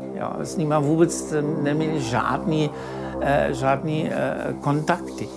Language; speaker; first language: Czech; non-native, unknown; German